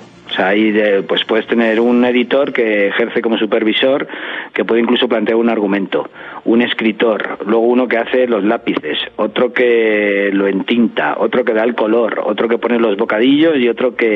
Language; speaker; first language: Spanish; native; Spanish